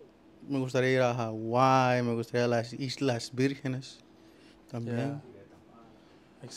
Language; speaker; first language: Spanish; early bilingual, heritage; Spanish